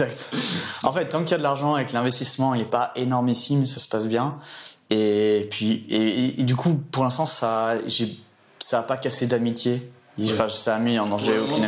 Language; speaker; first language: French; native; French